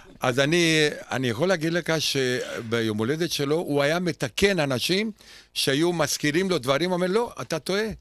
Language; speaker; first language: Hebrew; non-native, fluent; Romanian